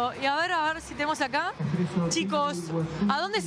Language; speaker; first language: Spanish; native; Spanish